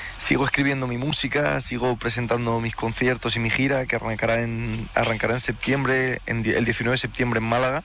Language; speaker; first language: Spanish; native; Spanish